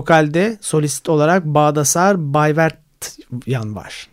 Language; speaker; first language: Turkish; native; Turkish